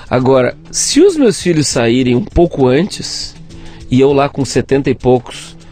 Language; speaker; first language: Portuguese; native; Portuguese